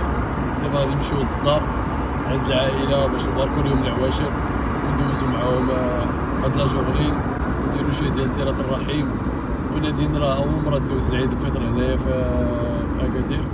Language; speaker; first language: Arabic; native; Arabic